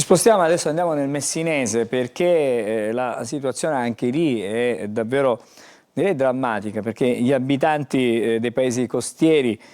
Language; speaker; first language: Italian; native; Italian